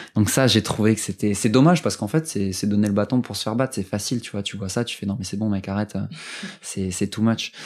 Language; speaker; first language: French; native; French